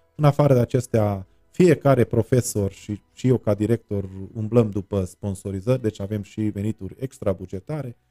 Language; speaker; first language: Romanian; non-native, local second language; Hungarian